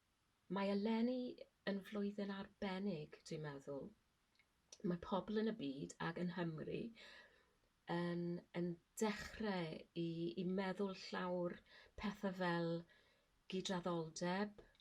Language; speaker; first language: Welsh; non-native, learner; English